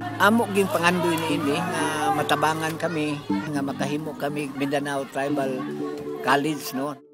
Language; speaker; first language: Cebuano; non-native, local second language; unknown